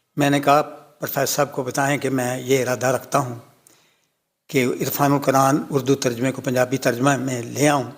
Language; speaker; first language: Urdu; non-native, local second language; Punjabi